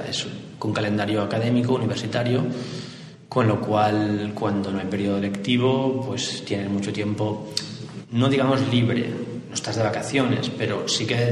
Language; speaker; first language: Spanish; non-native, local second language; Catalan